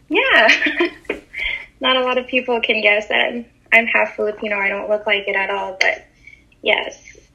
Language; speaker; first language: English; native; English